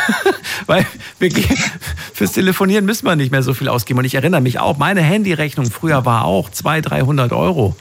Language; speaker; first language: German; native; German